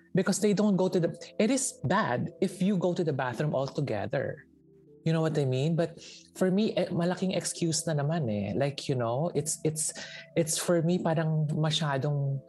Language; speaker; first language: English; non-native, local second language; Filipino